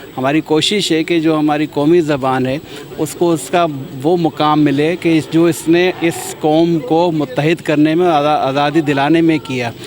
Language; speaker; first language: Urdu; native; Urdu